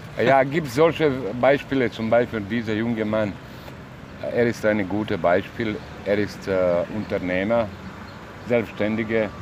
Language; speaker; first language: German; non-native, learner; Bosnian